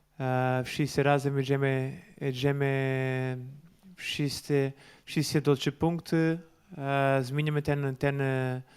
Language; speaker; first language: Polish; non-native, learner; Portuguese